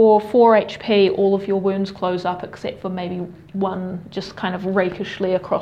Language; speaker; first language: English; native; English